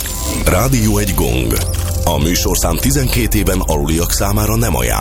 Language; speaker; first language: Hungarian; native; Hungarian